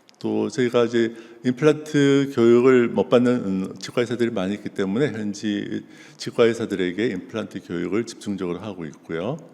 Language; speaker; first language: Korean; native; Korean